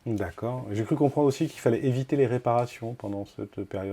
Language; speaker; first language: French; native; French